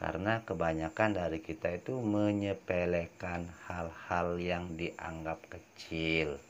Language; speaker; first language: Indonesian; native; Indonesian